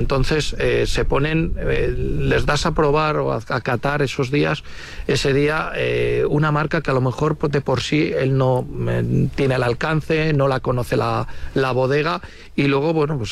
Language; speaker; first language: Spanish; native; Spanish